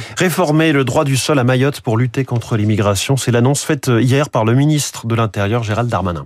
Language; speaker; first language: French; native; French